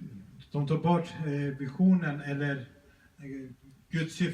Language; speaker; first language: Swedish; early bilingual, other home language; Spanish